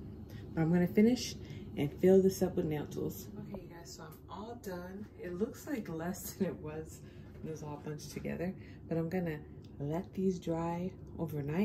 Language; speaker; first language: English; native; English